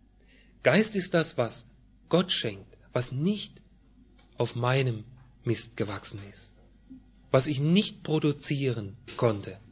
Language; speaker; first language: German; native; German